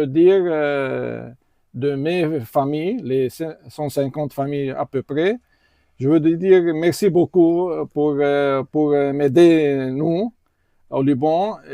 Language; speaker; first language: French; non-native, learner; Arabic